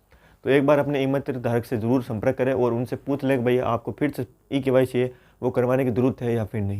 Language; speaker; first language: Hindi; non-native, local second language; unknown